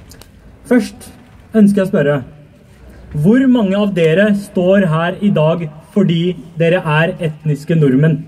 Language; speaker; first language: Norwegian; early bilingual, other home language; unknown